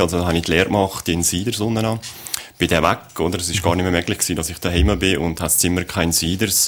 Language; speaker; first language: German; native; German